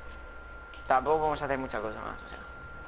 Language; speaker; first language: Spanish; native; Spanish